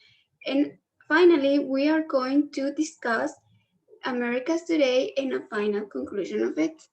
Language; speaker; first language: English; non-native, learner; Spanish